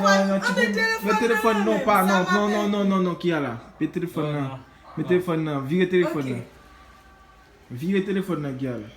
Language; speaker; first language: Portuguese; non-native, learner; Haitian Creole